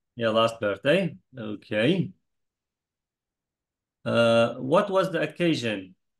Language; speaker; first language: English; non-native, fluent; Kazakh